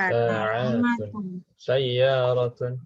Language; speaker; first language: Arabic; non-native, fluent; Indonesian